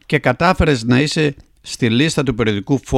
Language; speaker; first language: Greek; native; Greek